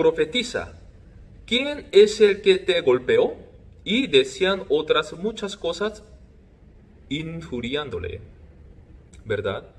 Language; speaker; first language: Spanish; non-native, fluent; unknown